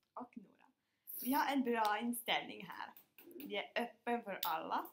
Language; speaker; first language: Swedish; non-native, fluent; Finnish